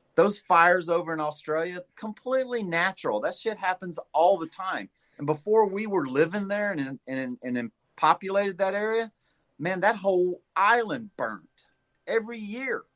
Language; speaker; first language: English; native; English